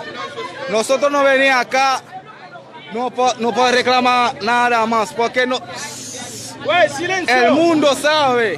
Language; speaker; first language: Spanish; non-native, local second language; Haitian Creole